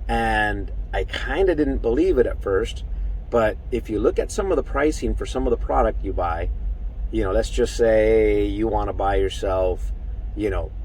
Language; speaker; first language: English; native; English